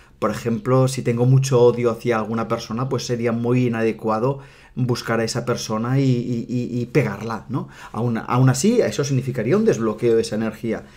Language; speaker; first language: Spanish; non-native, local second language; Catalan